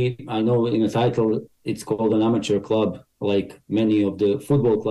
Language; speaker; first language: English; non-native, fluent; Bosnian